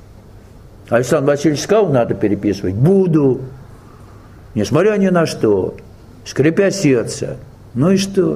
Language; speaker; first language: Russian; native; Russian